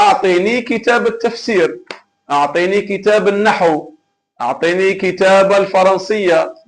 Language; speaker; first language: Arabic; non-native, fluent; Malay